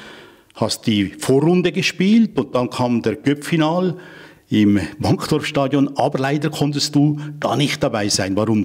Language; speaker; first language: German; native; German